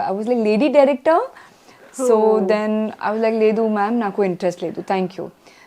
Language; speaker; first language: Telugu; non-native, learner; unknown